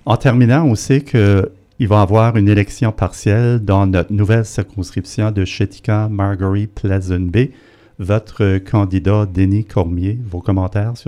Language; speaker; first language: French; native; French